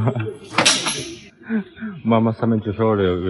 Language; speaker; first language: Russian; non-native, learner; Chinese